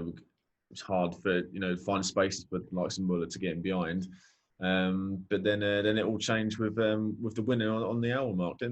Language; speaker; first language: English; native; English